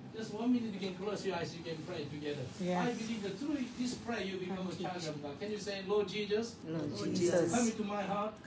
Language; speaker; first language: English; non-native, learner; Korean